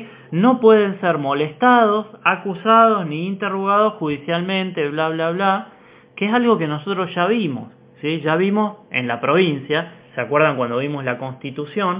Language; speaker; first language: Spanish; native; Spanish